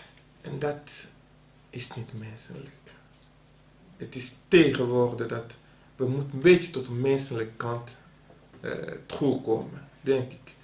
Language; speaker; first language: Dutch; non-native, local second language; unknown